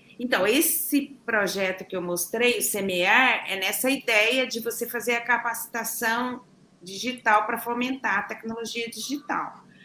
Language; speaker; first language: Portuguese; native; Portuguese